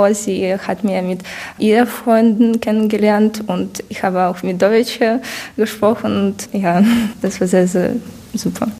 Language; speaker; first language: German; non-native, fluent; Ukrainian